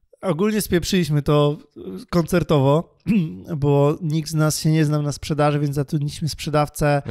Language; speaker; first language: Polish; native; Polish